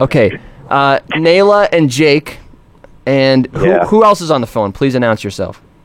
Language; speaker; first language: English; native; English